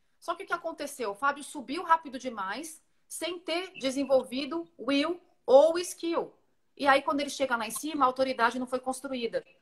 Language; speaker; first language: Portuguese; native; Portuguese